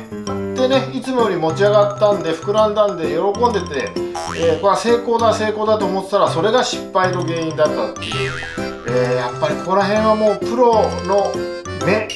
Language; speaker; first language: Japanese; native; Japanese